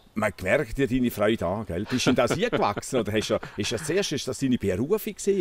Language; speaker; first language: German; native; German